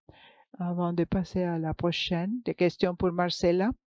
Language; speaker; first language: French; non-native, fluent; English